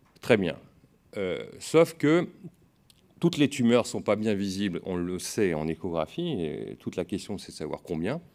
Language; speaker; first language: French; native; French